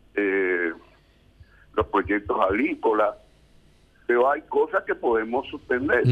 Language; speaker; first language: Spanish; native; Spanish